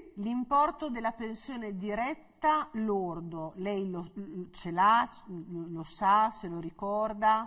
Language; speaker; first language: Italian; native; Italian